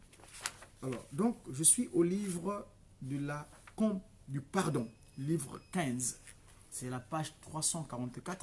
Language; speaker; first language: French; non-native, local second language; Kongo